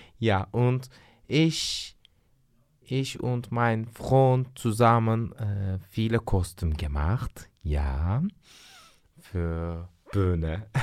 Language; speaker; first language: German; non-native, learner; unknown